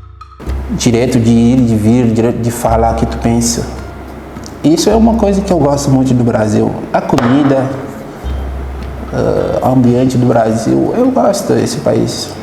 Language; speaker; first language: Portuguese; non-native, fluent; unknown